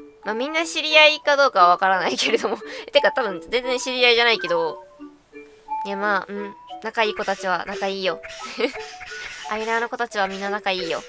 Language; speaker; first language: Japanese; native; Japanese